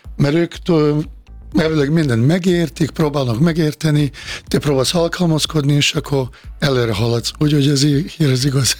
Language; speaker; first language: Hungarian; non-native, fluent; Bosnian